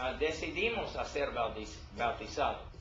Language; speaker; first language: Spanish; non-native, learner; English